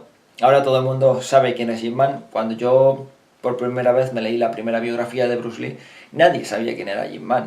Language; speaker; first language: Spanish; native; Spanish